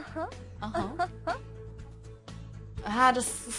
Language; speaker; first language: German; native; German